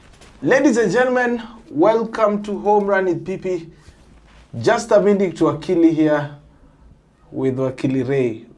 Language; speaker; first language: English; non-native, local second language; Swahili